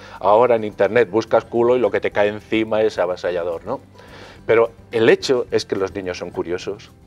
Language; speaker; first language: Spanish; native; Spanish